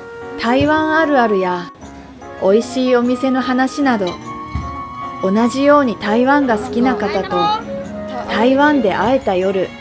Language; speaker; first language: Japanese; native; Japanese